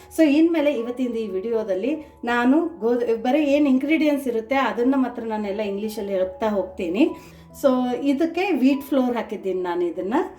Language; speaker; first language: Kannada; native; Kannada